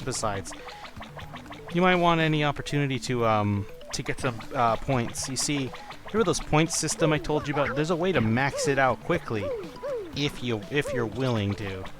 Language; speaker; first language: English; native; English